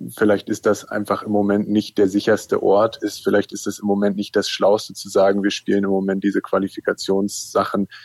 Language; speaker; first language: German; native; German